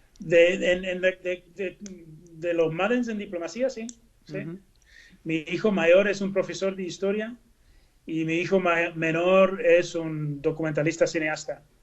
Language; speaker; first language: Spanish; non-native, fluent; Dutch